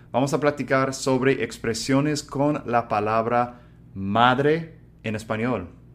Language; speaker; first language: Spanish; non-native, fluent; English